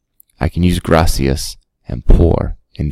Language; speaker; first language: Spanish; non-native, fluent; English